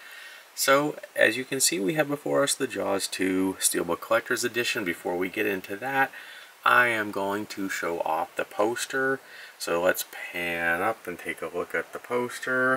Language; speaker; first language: English; native; English